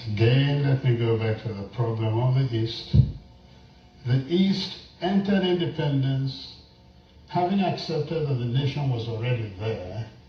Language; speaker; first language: English; non-native, local second language; Igbo